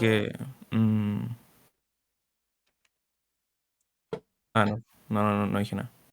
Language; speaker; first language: Spanish; native; Spanish